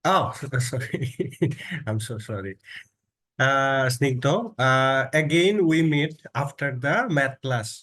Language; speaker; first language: English; non-native, local second language; Bangla